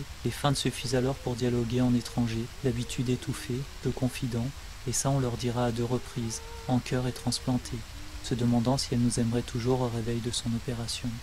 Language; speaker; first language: French; native; French